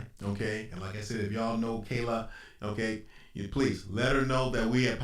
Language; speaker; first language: English; native; English